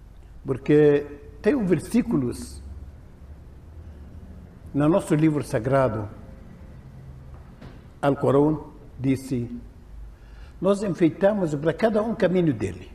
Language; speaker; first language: Portuguese; non-native, fluent; Arabic